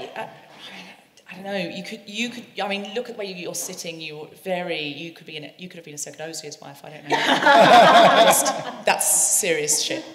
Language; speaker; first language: English; native; English